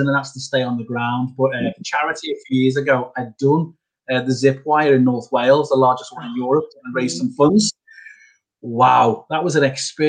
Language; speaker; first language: English; native; English